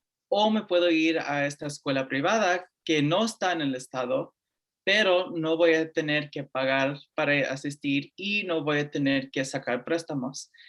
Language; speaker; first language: Spanish; early bilingual, heritage; Spanish